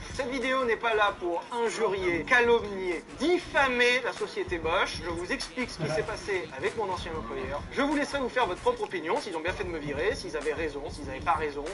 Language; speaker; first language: French; native; French